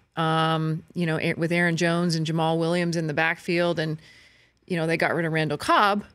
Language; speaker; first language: English; native; English